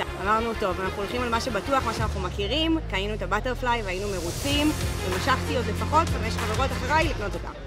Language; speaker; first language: Hebrew; native; Hebrew